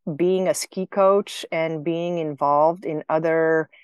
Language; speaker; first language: English; non-native, fluent; Slovenian